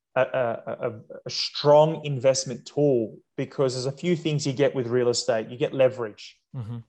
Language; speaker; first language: English; native; English